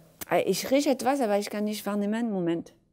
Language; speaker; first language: German; non-native, fluent; French